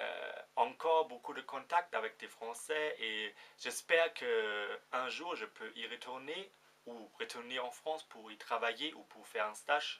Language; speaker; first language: French; non-native, fluent; German